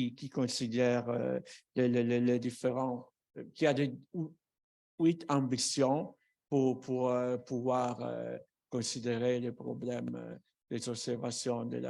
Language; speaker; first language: French; non-native, fluent; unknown